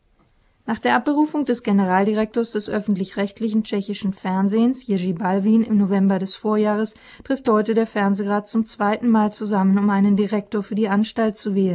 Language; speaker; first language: German; native; German